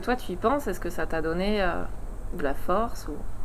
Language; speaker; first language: French; native; French